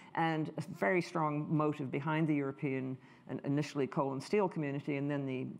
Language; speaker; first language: English; native; English